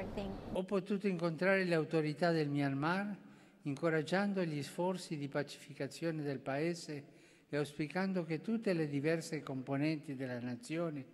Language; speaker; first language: Italian; non-native, fluent; Spanish